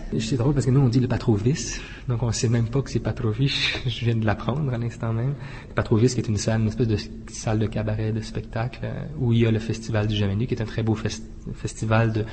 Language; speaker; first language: French; native; French